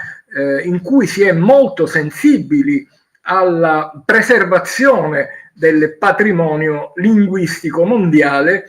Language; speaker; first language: Italian; native; Italian